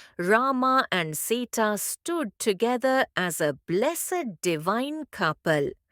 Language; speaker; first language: English; non-native, local second language; Tamil